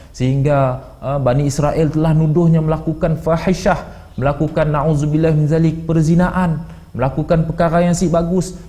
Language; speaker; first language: Malay; native; Malay